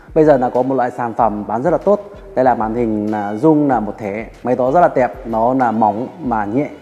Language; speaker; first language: Vietnamese; non-native, fluent; Chinese